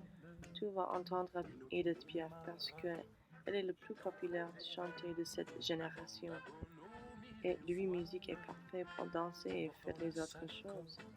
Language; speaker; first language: French; non-native, learner; English